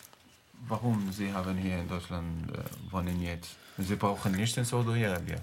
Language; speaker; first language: German; non-native, learner; Arabic